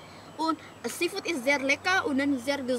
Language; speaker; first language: German; non-native, learner; Indonesian